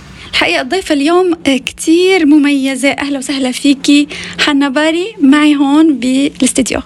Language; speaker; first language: Arabic; native; Arabic